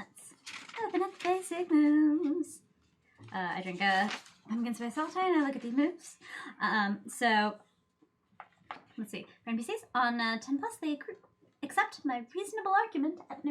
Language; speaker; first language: English; native; English